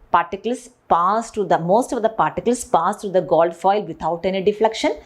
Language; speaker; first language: English; non-native, local second language; Malayalam